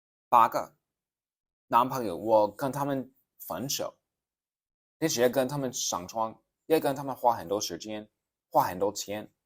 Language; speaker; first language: Chinese; non-native, fluent; English